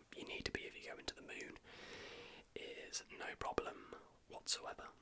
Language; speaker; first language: English; native; English